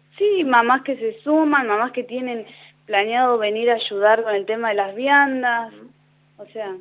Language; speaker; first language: Spanish; native; Spanish